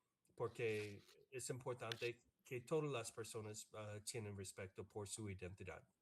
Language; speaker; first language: Spanish; non-native, fluent; English